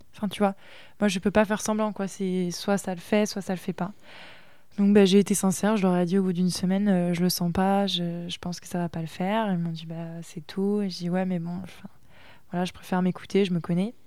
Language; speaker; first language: French; native; French